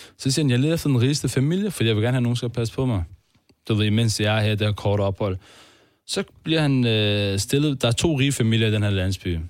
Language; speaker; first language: Danish; early bilingual, other home language; Turkish